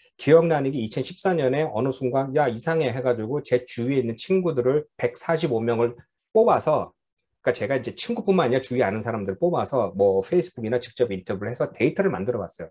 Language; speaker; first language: Korean; native; Korean